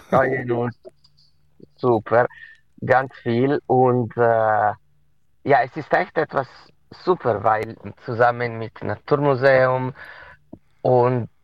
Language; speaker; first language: German; non-native, local second language; Italian